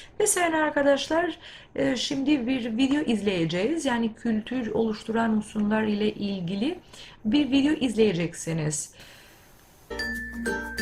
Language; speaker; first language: Turkish; non-native, fluent; Albanian